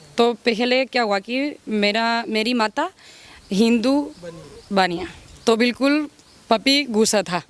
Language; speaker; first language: Hindi; non-native, learner; Spanish